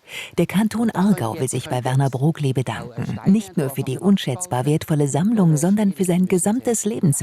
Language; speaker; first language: German; native; German